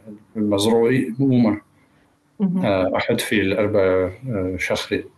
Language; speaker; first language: Arabic; non-native, learner; Dutch